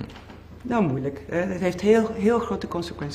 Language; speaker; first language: Dutch; non-native, local second language; Papiamento